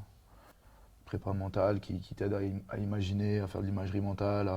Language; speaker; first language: French; native; French